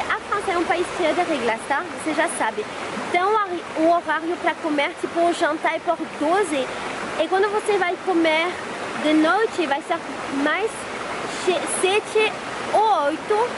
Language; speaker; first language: Portuguese; non-native, fluent; French